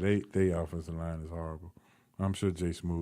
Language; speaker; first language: English; native; English